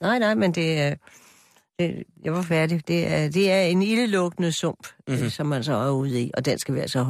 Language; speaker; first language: Danish; native; Danish